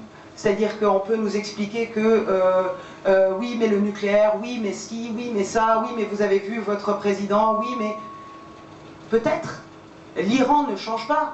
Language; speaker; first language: French; early bilingual, other home language; Persian